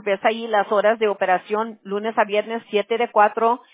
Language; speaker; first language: Spanish; early bilingual, heritage; Spanish